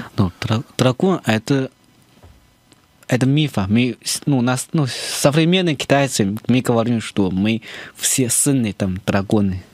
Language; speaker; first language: Russian; non-native, fluent; Chinese